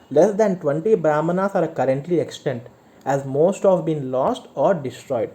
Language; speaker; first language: English; non-native, local second language; Telugu